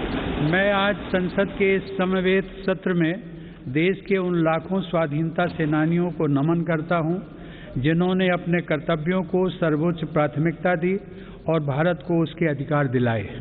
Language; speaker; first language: Hindi; native; Hindi